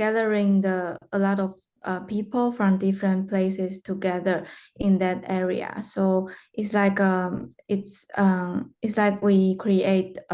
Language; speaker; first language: English; non-native, fluent; Chinese